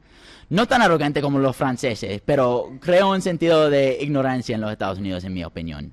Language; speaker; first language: Spanish; non-native, fluent; English